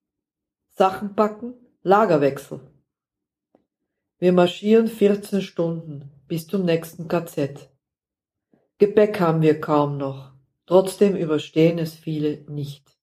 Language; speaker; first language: German; non-native, fluent; Dutch